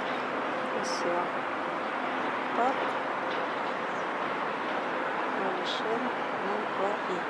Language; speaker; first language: Russian; native; Russian